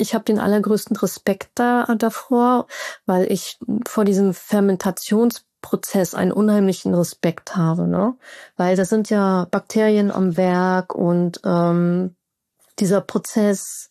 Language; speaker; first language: German; native; German